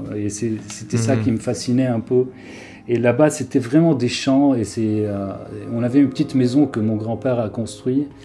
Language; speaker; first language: French; non-native, local second language; Arabic